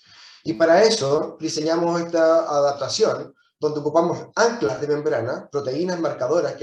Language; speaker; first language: Spanish; native; Spanish